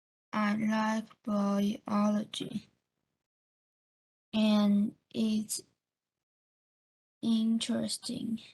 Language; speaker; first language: English; non-native, learner; Chinese